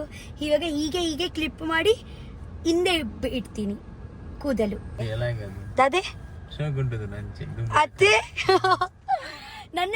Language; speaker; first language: Kannada; non-native, local second language; Tulu